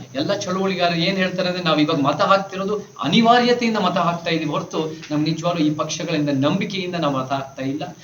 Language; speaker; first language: Kannada; early bilingual, heritage; Kannada